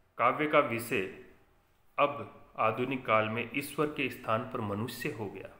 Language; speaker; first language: Hindi; native; Hindi